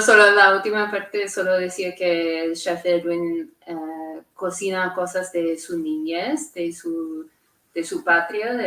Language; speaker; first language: Spanish; non-native, fluent; English